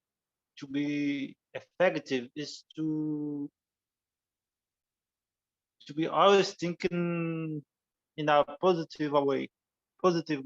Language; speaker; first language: English; non-native, learner; Portuguese